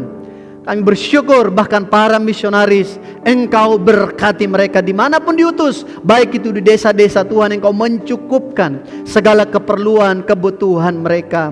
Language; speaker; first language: Indonesian; native; Indonesian